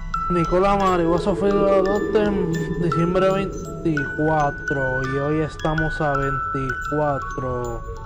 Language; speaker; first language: Spanish; native; Spanish